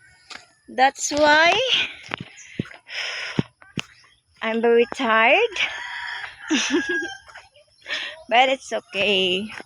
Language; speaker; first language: English; non-native, local second language; Filipino